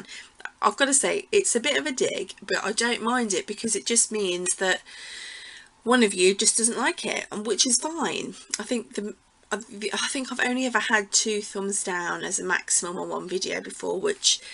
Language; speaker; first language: English; native; English